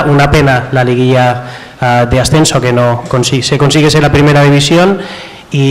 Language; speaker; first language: Spanish; native; Spanish